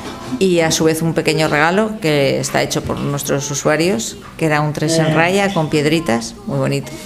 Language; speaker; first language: Spanish; native; Spanish